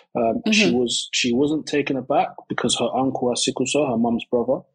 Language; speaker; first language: English; native; English